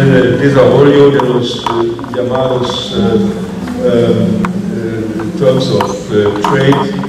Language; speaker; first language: Portuguese; non-native, fluent; German